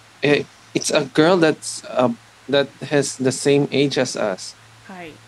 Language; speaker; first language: English; non-native, learner; Spanish